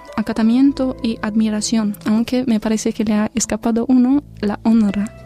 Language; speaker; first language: Spanish; non-native, fluent; Romanian